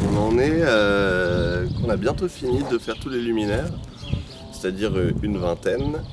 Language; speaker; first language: French; native; French